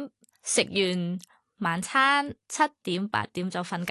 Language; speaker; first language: Cantonese; non-native, fluent; Thai